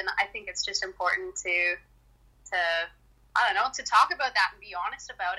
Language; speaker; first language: English; native; English